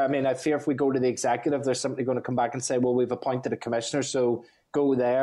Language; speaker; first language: English; native; English